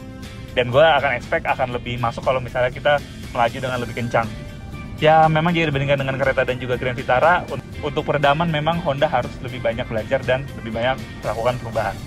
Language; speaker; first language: Indonesian; native; Indonesian